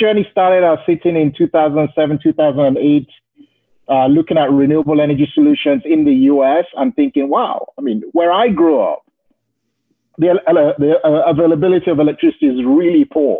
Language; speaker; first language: English; non-native, local second language; Yoruba